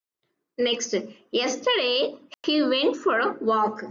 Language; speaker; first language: English; non-native, local second language; Tamil